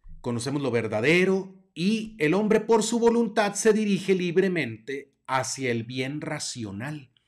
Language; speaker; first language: Spanish; native; Spanish